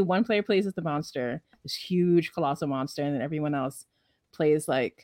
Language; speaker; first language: English; non-native, local second language; Filipino